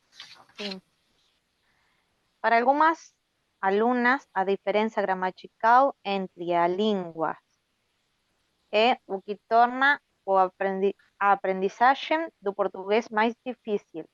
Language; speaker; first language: Portuguese; non-native, learner; Spanish